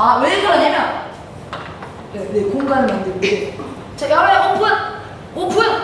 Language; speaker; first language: Korean; native; Korean